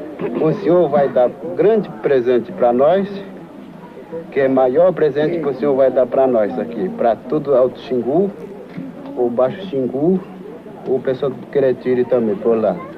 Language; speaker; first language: Portuguese; non-native, local second language; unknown